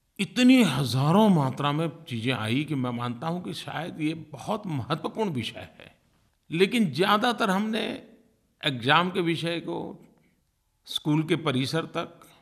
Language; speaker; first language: Hindi; non-native, local second language; Gujarati